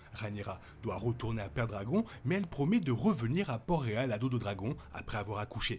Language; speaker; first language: French; native; French